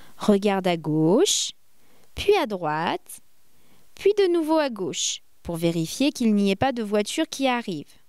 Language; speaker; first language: French; native; French